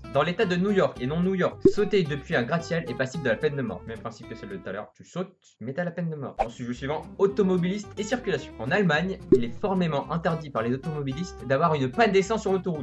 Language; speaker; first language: French; native; French